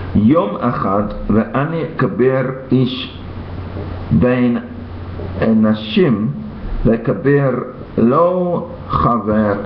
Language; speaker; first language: Hebrew; non-native, learner; English